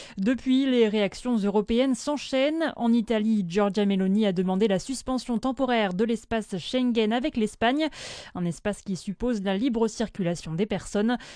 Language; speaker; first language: French; native; French